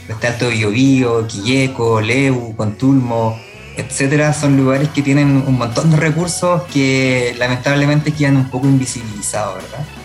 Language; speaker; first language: Spanish; native; Spanish